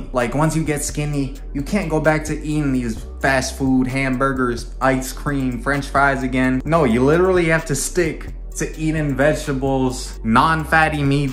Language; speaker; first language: English; native; English